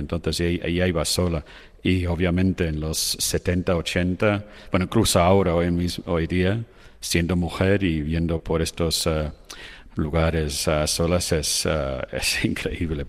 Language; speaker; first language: Spanish; non-native, fluent; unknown